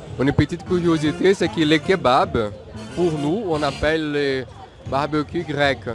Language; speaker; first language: French; non-native, fluent; Portuguese